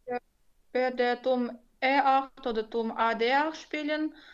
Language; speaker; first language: German; non-native, fluent; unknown